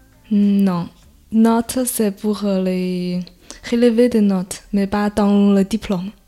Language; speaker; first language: French; non-native, fluent; Chinese